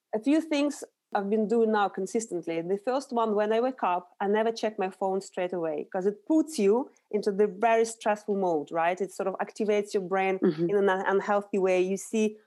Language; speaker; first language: English; non-native, fluent; Russian